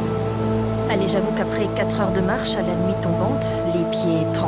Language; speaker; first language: French; native; French